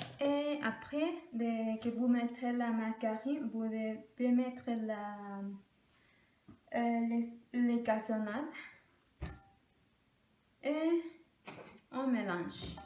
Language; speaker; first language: French; non-native, learner; Spanish